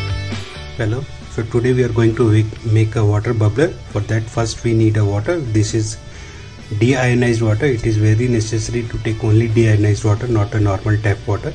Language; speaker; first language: English; non-native, local second language; Hindi